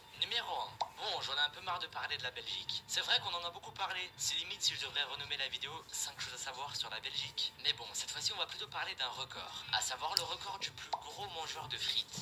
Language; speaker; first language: French; native; French